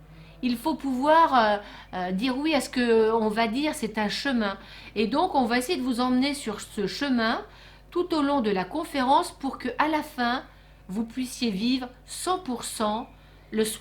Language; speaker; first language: French; native; French